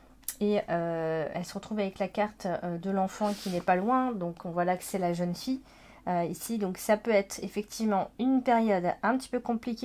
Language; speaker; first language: French; native; French